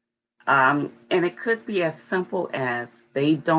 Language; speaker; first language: English; native; English